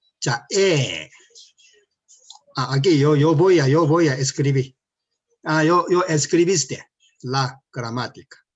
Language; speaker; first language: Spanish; non-native, learner; Korean